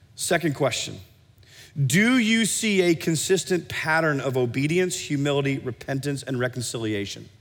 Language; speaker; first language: English; native; English